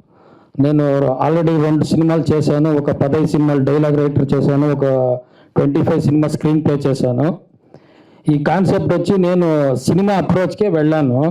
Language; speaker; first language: Telugu; non-native, learner; Kannada